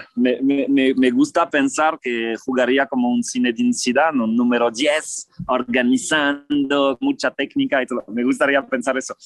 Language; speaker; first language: Spanish; non-native, fluent; French